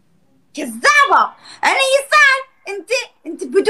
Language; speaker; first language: Arabic; non-native, learner; Turkish